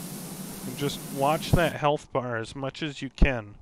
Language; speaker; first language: English; native; English